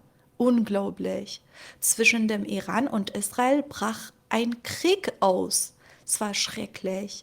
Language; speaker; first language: German; non-native, fluent; Persian